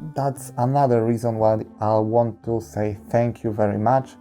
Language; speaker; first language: English; non-native, fluent; Polish